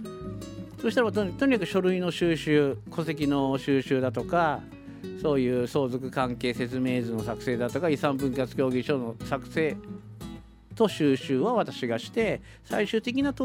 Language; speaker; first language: Japanese; native; Japanese